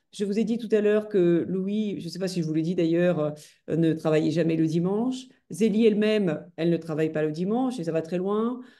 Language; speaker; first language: French; native; French